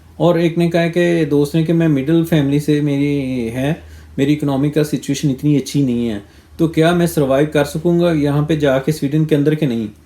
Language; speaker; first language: Urdu; non-native, local second language; Punjabi